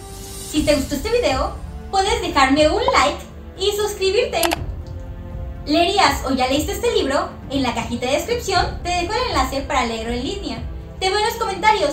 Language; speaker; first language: Spanish; native; Spanish